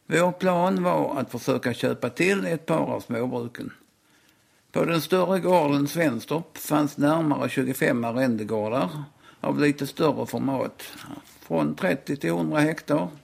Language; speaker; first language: Swedish; native; Swedish